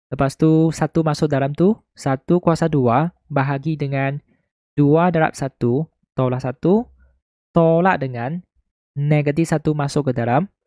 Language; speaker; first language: Malay; non-native, local second language; Chinese